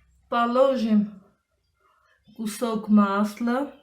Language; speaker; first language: Russian; non-native, local second language; Armenian